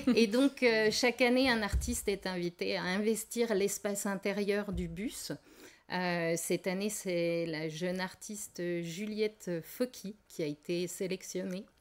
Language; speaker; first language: French; native; French